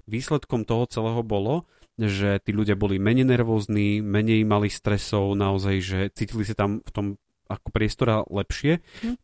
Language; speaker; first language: Slovak; native; Slovak